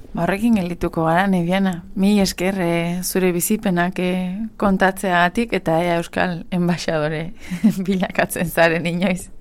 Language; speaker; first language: Basque; native; Basque